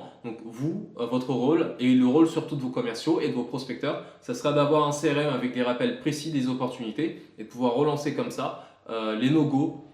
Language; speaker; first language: French; native; French